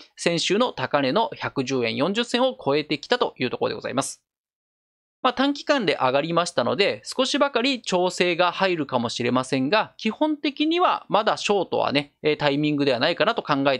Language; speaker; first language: Japanese; native; Japanese